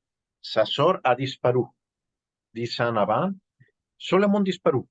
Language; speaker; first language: French; non-native, learner; Spanish